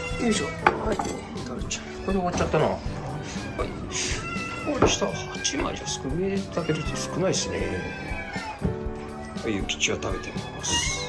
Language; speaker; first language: Japanese; native; Japanese